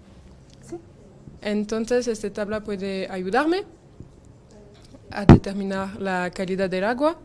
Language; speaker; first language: Spanish; non-native, learner; French